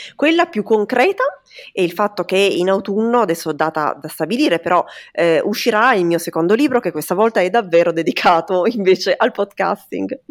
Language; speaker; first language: Italian; native; Italian